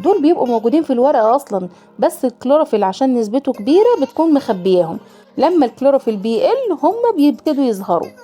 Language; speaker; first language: Arabic; native; Arabic